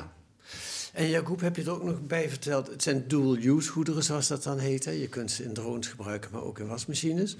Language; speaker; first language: Dutch; native; Dutch